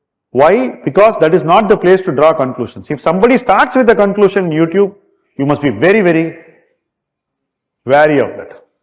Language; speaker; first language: English; non-native, local second language; Tamil